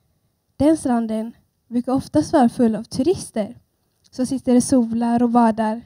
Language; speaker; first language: Swedish; early bilingual, other home language; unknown